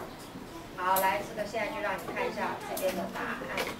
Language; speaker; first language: Chinese; native; Chinese